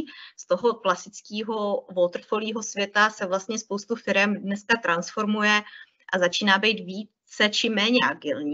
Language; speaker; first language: Czech; native; Czech